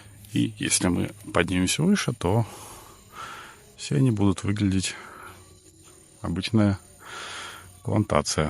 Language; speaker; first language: Russian; native; Russian